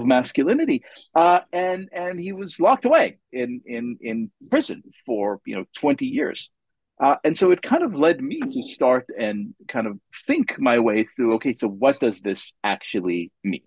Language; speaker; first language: English; non-native, fluent; Hebrew